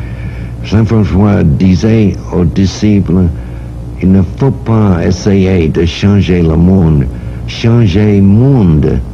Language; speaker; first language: French; non-native, fluent; English